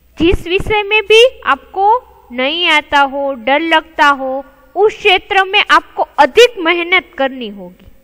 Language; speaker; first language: Hindi; non-native, local second language; Gujarati